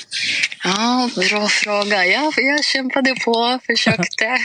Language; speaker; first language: Swedish; non-native, fluent; Greek